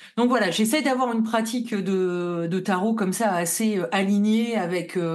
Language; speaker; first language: French; native; French